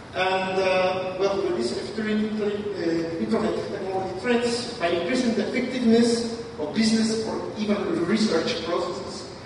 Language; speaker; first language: English; non-native, fluent; Spanish